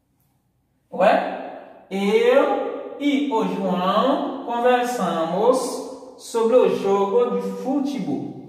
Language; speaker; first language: Portuguese; non-native, learner; Haitian Creole